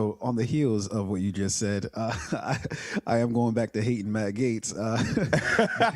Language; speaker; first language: English; native; English